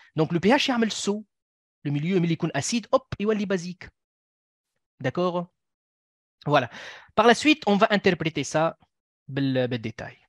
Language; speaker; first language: French; non-native, local second language; Arabic